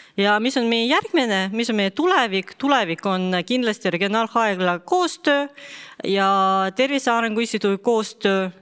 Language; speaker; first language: Estonian; non-native, local second language; Russian